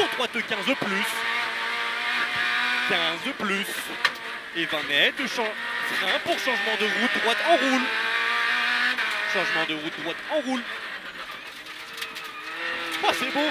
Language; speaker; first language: French; native; French